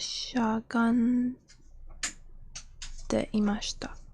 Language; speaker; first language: Japanese; non-native, learner; English